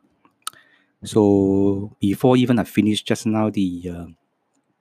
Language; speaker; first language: English; non-native, local second language; Cantonese